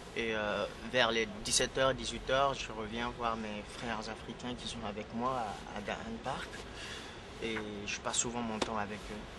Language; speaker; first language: French; non-native, local second language; Fula